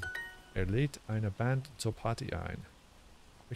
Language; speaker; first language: German; non-native, learner; English